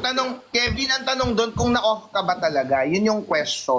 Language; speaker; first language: Filipino; native; Filipino